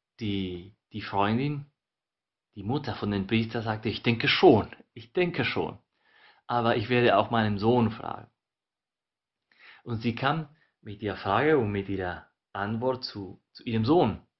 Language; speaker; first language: German; non-native, fluent; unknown